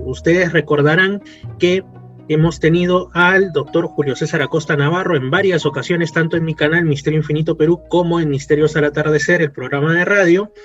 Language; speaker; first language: Spanish; native; Spanish